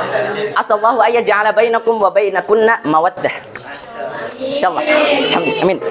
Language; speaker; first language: Arabic; non-native, learner; Indonesian